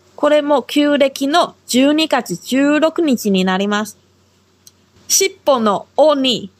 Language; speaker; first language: Japanese; non-native, fluent; Chinese